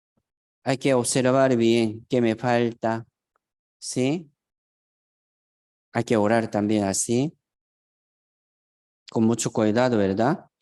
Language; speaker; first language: Spanish; non-native, fluent; Korean